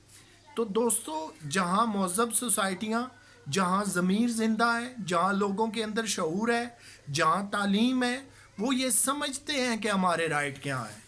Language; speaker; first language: Urdu; native; Urdu